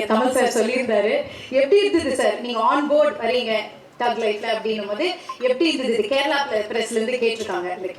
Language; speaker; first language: Tamil; native; Tamil